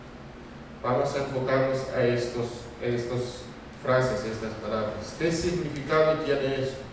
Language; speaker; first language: Spanish; non-native, fluent; Russian